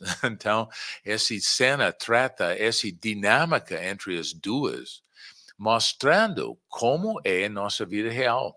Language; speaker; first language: Portuguese; non-native, fluent; English